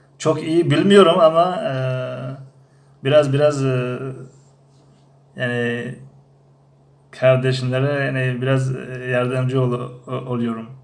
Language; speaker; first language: Turkish; non-native, learner; Tajik